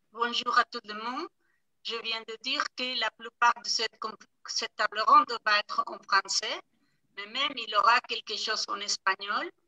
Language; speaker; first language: French; non-native, fluent; Spanish